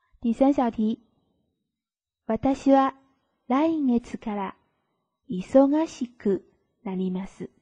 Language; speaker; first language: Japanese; non-native, fluent; Chinese